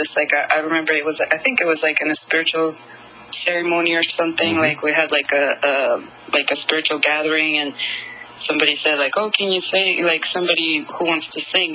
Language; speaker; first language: English; non-native, fluent; Russian